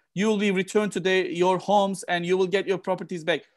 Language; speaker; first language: English; non-native, fluent; Turkish